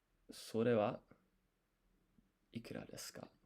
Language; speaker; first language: Japanese; non-native, learner; English